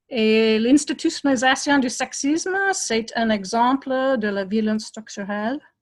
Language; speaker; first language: French; non-native, fluent; English